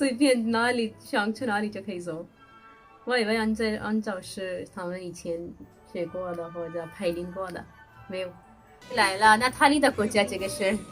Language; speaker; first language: Chinese; non-native, fluent; Urdu